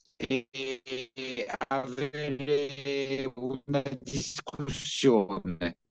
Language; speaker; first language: Italian; early bilingual, heritage; French